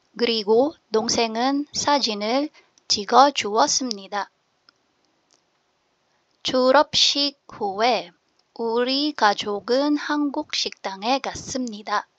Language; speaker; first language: Korean; non-native, fluent; Filipino